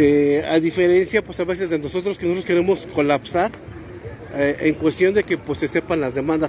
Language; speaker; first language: Spanish; native; Spanish